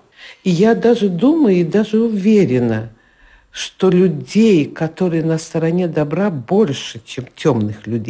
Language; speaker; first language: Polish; non-native, learner; Russian